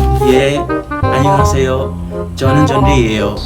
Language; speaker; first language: Korean; non-native, learner; Filipino